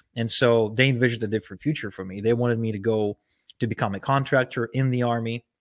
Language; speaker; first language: English; early bilingual, other home language; Ukrainian